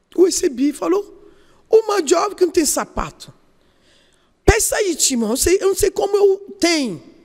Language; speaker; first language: Portuguese; non-native, learner; Yoruba